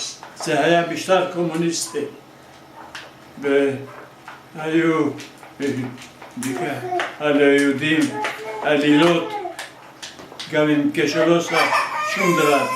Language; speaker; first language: Hebrew; non-native, fluent; Hungarian